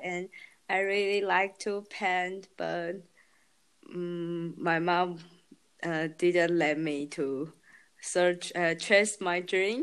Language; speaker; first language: English; non-native, learner; Chinese